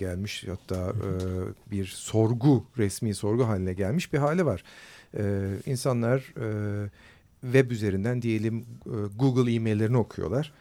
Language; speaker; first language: Turkish; native; Turkish